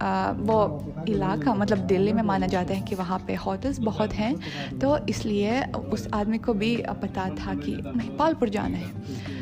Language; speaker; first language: Hindi; non-native, fluent; Russian